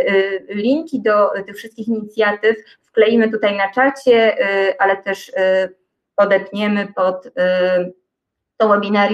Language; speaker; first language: Polish; native; Polish